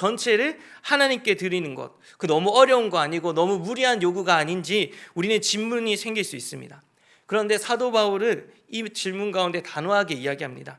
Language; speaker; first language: Korean; native; Korean